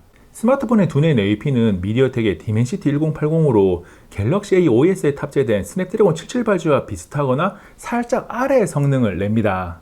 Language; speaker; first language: Korean; native; Korean